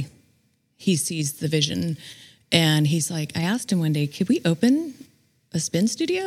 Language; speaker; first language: English; native; English